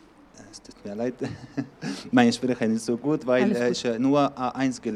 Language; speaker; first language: German; non-native, learner; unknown